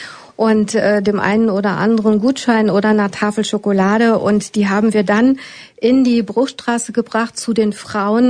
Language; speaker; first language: German; native; German